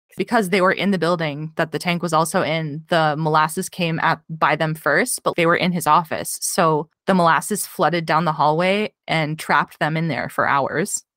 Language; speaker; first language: English; native; English